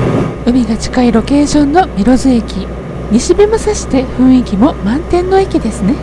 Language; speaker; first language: Japanese; native; Japanese